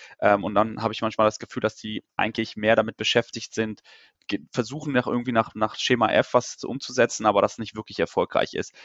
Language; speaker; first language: German; native; German